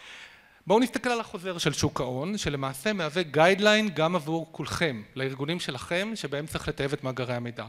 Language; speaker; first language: Hebrew; native; Hebrew